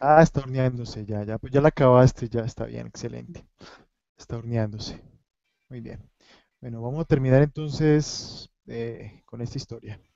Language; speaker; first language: Spanish; native; Spanish